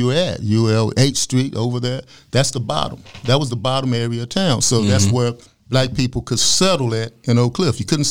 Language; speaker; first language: English; native; English